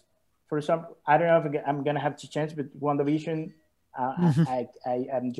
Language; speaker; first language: English; non-native, learner; Spanish